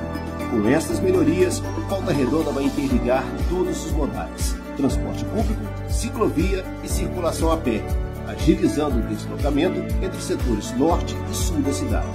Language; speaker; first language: Portuguese; native; Portuguese